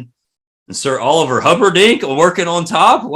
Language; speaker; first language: English; native; English